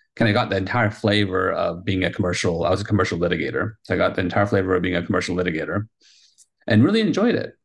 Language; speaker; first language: English; early bilingual, heritage; Spanish